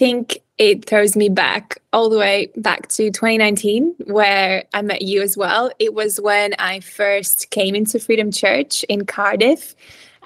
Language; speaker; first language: English; non-native, fluent; Latvian